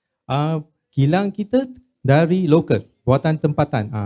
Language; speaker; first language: Malay; non-native, local second language; Cantonese